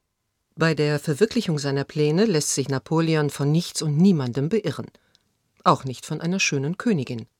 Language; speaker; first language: German; native; German